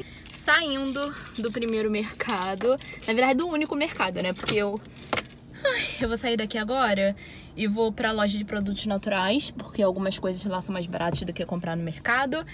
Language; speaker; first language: Portuguese; native; Portuguese